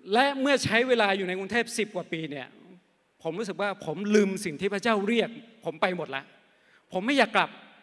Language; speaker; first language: Thai; non-native, local second language; Akha